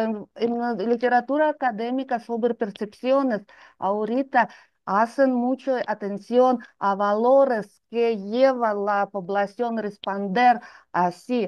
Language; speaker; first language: Spanish; non-native, fluent; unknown